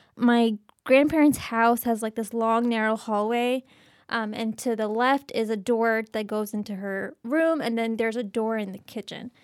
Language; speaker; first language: English; early bilingual, other home language; Urdu